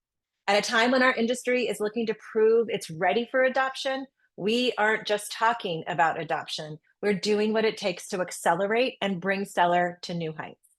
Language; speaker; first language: English; native; English